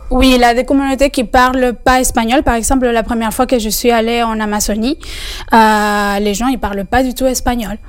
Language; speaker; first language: French; non-native, fluent; Spanish